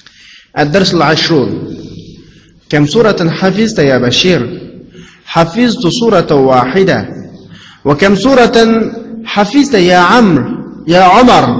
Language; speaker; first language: Arabic; non-native, fluent; Uzbek